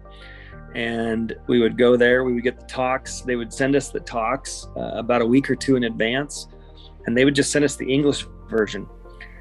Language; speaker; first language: English; native; English